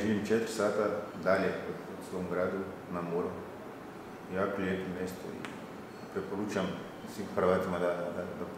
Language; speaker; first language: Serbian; non-native, fluent; Portuguese